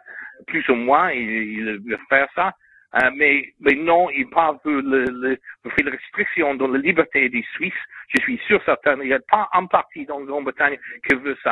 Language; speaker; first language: French; non-native, learner; English